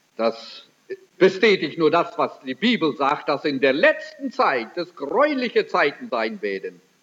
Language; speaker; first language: German; early bilingual, heritage; German